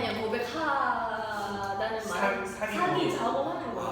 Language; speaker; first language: Korean; non-native, learner; Indonesian